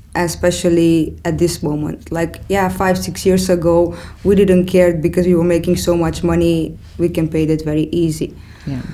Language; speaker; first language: English; non-native, fluent; Romanian